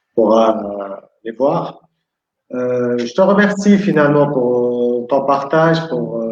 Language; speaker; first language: French; non-native, local second language; Arabic